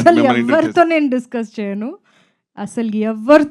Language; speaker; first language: Telugu; non-native, fluent; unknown